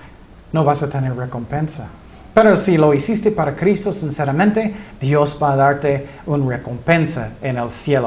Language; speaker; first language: Spanish; non-native, fluent; English